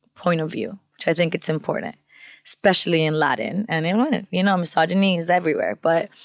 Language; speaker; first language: English; non-native, fluent; Spanish